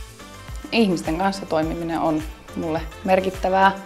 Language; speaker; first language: Finnish; native; Finnish